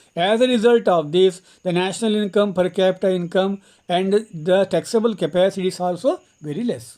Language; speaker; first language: English; non-native, local second language; Kannada